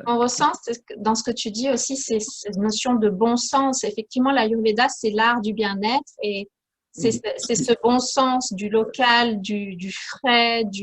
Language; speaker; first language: French; native; French